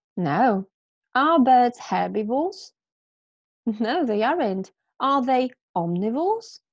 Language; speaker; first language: English; non-native, fluent; Polish